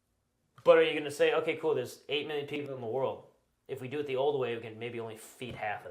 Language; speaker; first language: English; native; English